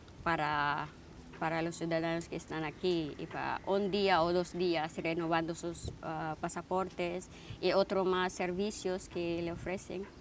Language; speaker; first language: Spanish; non-native, fluent; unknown